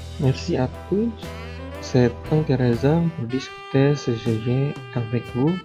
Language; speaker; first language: French; non-native, learner; Indonesian